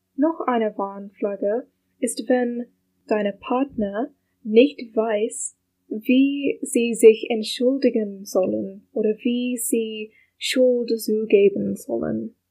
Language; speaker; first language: German; non-native, learner; English